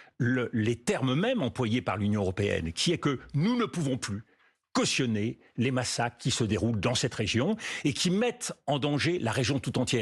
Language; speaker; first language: French; native; French